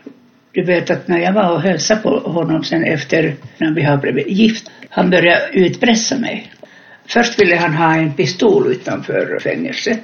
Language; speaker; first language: Swedish; non-native, fluent; Finnish